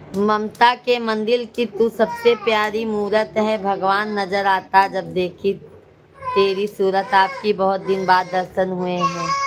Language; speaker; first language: Hindi; native; Hindi